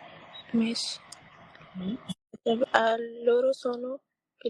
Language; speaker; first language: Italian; non-native, learner; Arabic